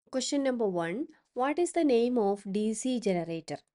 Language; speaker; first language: English; non-native, local second language; Malayalam